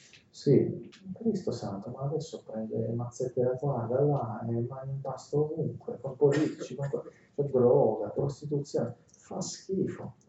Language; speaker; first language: Italian; non-native, fluent; Russian